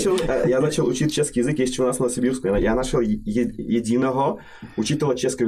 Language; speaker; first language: Czech; non-native, fluent; Russian